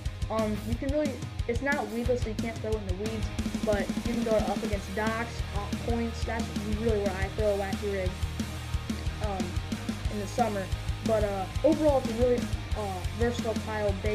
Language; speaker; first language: English; native; English